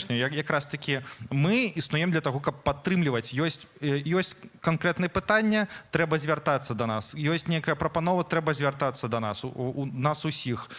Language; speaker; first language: Belarusian; native; Belarusian